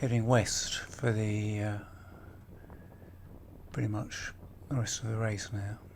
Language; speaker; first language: English; native; English